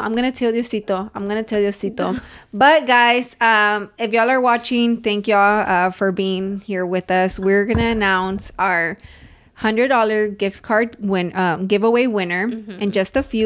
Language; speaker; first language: English; early bilingual, other home language; Spanish